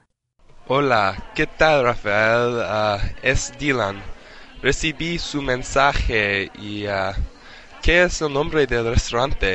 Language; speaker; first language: Spanish; non-native, learner; English